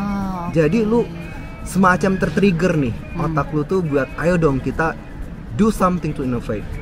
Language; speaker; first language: Indonesian; native; Indonesian